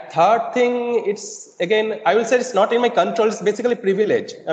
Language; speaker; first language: English; non-native, local second language; Bangla